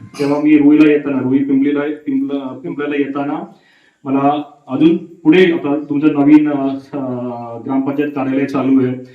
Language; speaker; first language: Marathi; non-native, learner; Hindi